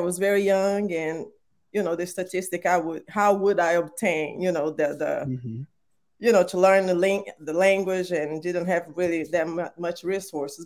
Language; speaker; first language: English; non-native, fluent; Portuguese